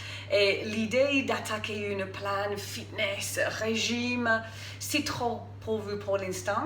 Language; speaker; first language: French; non-native, fluent; English